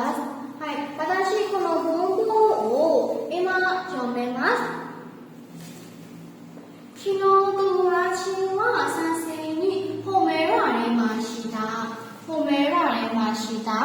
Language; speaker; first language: Japanese; non-native, learner; Burmese